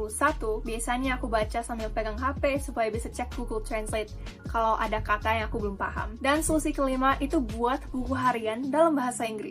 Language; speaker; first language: Indonesian; non-native, fluent; English